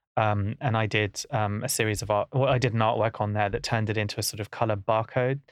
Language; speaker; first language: English; native; English